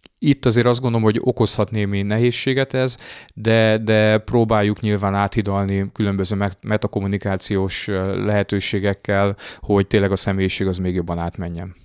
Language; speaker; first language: Hungarian; native; Hungarian